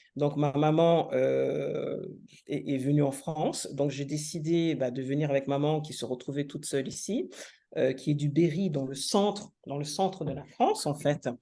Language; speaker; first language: French; native; French